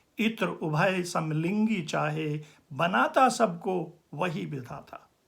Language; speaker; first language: Hindi; native; Hindi